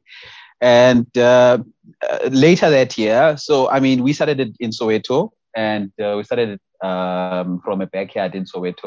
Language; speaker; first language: English; non-native, local second language; Xhosa